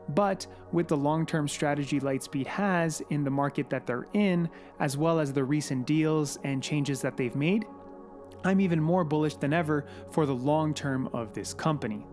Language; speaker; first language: English; native; English